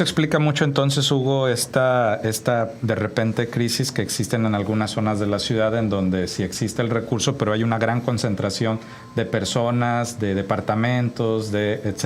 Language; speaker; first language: Spanish; native; Spanish